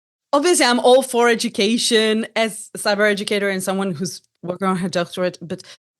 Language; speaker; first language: English; non-native, fluent; Hebrew